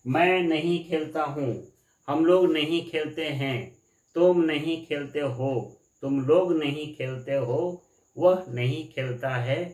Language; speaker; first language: Hindi; non-native, local second language; Bangla